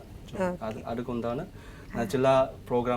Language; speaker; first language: Malayalam; non-native, learner; Assamese